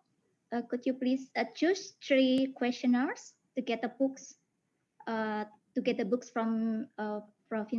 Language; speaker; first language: English; non-native, fluent; Indonesian